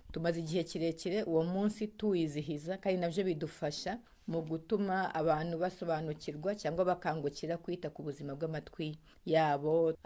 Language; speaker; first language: Kinyarwanda; early bilingual, heritage; Kinyarwanda